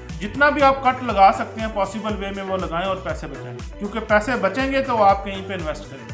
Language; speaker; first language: Urdu; non-native, local second language; Punjabi